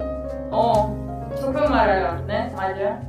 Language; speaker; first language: Korean; non-native, learner; Russian